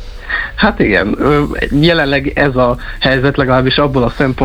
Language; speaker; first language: Hungarian; native; Hungarian